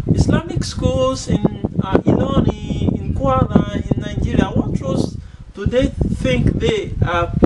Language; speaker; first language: English; non-native, local second language; Yoruba